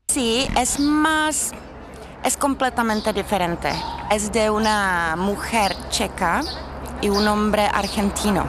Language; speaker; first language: Spanish; non-native, fluent; Czech